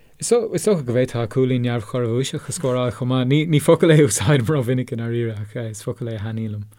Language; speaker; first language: Irish; non-native, local second language; English